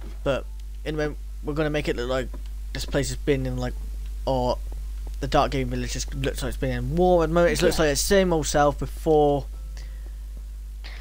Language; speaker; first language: English; native; English